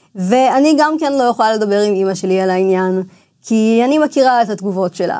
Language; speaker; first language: Hebrew; early bilingual, other home language; English